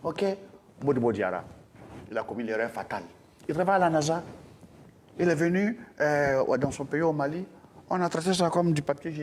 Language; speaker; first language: French; non-native, local second language; Dyula